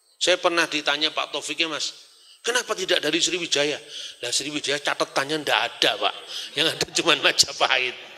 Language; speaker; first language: Indonesian; non-native, local second language; Javanese